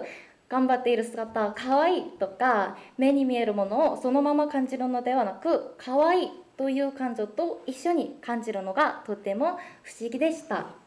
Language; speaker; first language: Japanese; non-native, fluent; Korean